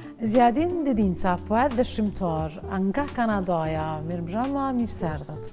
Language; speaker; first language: Albanian; native; Albanian